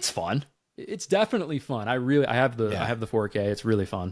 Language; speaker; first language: English; native; English